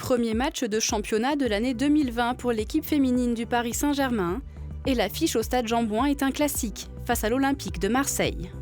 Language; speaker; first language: French; native; French